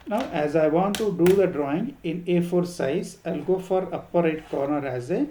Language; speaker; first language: English; non-native, local second language; Kannada